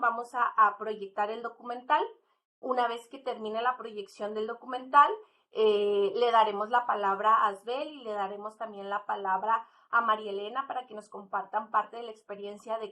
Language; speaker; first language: Spanish; native; Spanish